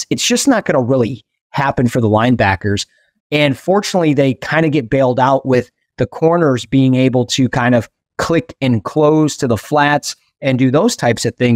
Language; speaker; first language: English; native; English